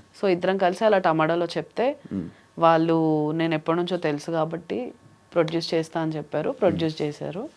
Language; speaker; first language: Telugu; native; Telugu